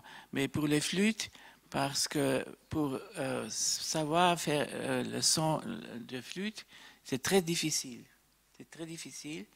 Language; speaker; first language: French; non-native, fluent; German